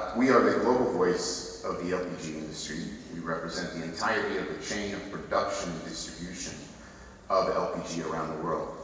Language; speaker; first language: English; native; English